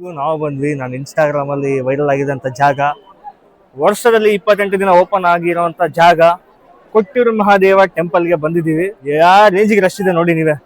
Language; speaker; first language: Kannada; native; Kannada